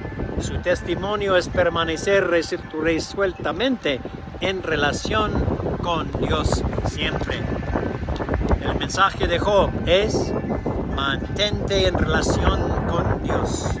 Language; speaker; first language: Spanish; non-native, fluent; English